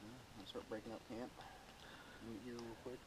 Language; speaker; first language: English; native; English